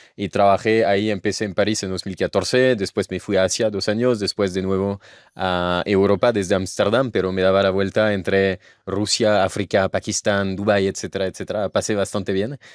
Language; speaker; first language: Spanish; non-native, fluent; French